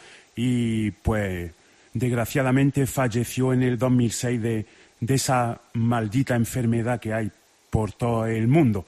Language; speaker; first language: Spanish; native; Spanish